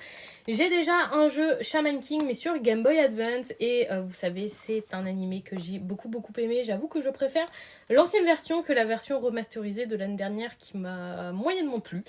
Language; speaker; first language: French; native; French